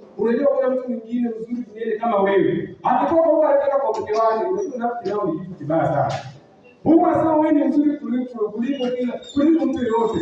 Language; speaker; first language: Swahili; non-native, local second language; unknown